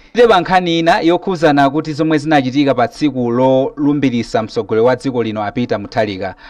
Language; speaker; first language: Nyanja; native; Nyanja